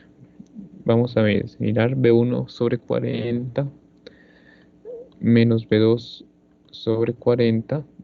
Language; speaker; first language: Spanish; native; Spanish